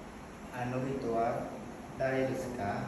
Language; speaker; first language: Japanese; non-native, learner; Vietnamese